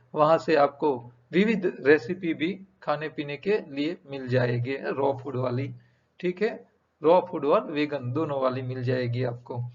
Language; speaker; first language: Hindi; non-native, local second language; Gujarati